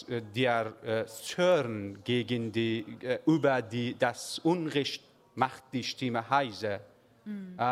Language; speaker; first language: German; non-native, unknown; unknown